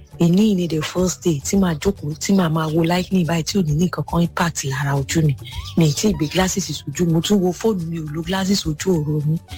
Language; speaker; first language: Yoruba; native; Yoruba